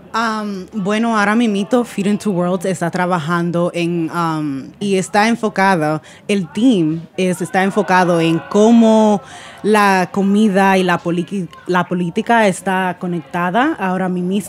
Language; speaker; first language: Spanish; early bilingual, heritage; Spanish